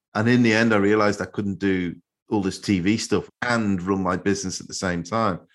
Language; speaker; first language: English; native; English